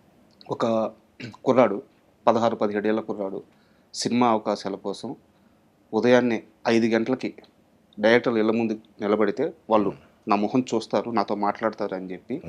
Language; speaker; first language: Telugu; native; Telugu